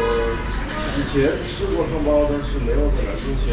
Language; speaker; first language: Chinese; non-native, fluent; English